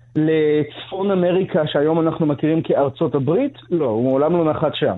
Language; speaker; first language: Hebrew; native; Hebrew